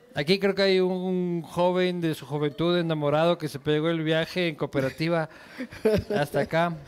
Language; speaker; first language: Spanish; native; Spanish